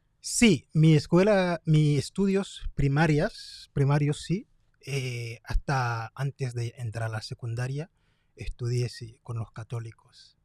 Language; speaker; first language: Spanish; non-native, fluent; Haitian Creole